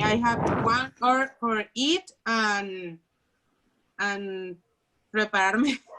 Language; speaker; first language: English; non-native, learner; Spanish